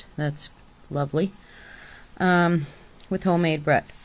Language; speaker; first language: English; native; English